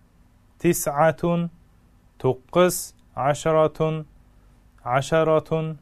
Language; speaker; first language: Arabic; non-native, fluent; Uzbek